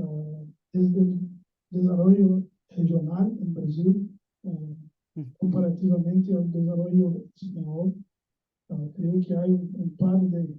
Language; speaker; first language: Spanish; non-native, fluent; Portuguese